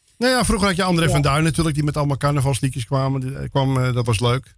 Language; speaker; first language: Dutch; native; Dutch